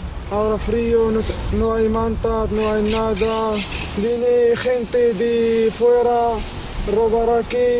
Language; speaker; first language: Spanish; non-native, learner; Arabic